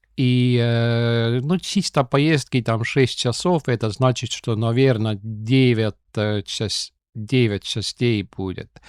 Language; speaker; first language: Russian; non-native, local second language; Estonian